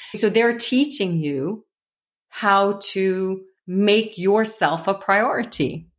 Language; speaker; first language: English; native; English